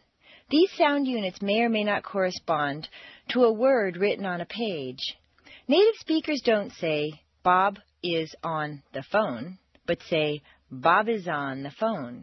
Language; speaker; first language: English; native; English